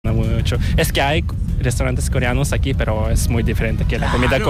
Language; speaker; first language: Spanish; non-native, learner; Korean